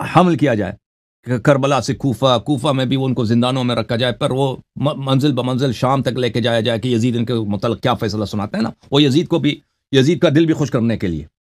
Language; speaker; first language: Urdu; non-native, local second language; Balti